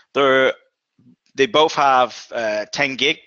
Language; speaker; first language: English; native; English